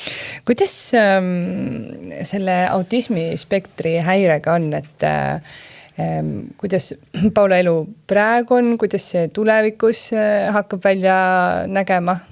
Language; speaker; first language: Estonian; native; Estonian